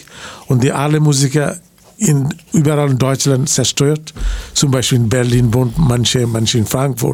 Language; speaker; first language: German; non-native, learner; Bangla